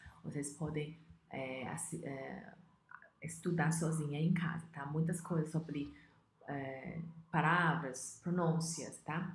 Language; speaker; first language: Portuguese; non-native, fluent; Chinese